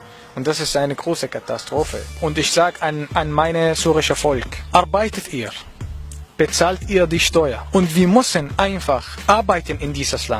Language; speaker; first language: German; non-native, learner; Arabic